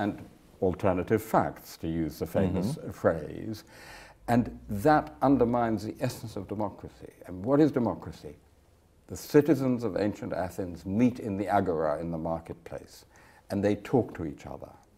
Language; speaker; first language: English; native; English